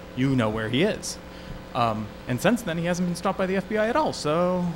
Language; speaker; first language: English; native; English